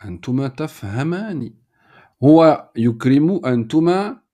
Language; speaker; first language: Arabic; non-native, fluent; French